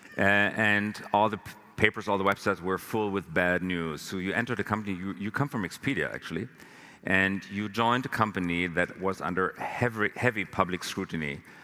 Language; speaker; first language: English; non-native, fluent; German